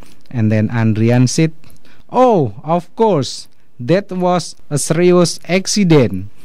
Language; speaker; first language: English; non-native, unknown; Indonesian